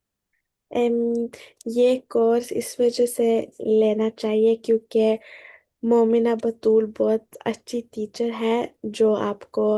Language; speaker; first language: Hindi; early bilingual, heritage; Hindi